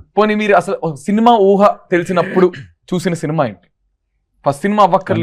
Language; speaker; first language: Telugu; native; Telugu